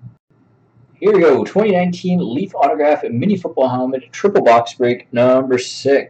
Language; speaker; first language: English; native; English